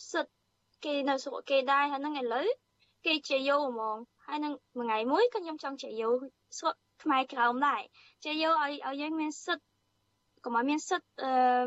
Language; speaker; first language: Khmer; early bilingual, heritage; Khmer